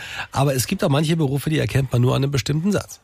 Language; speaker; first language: German; native; German